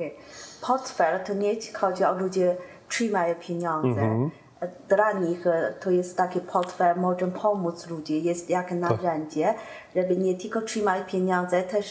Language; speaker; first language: Polish; non-native, learner; Chinese